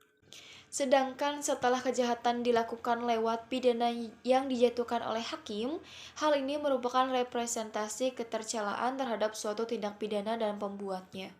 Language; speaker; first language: Indonesian; native; Indonesian